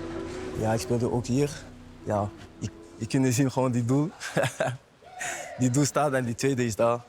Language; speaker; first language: Dutch; non-native, learner; French